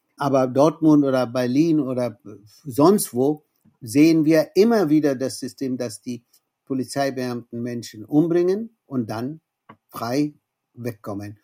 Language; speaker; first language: German; non-native, fluent; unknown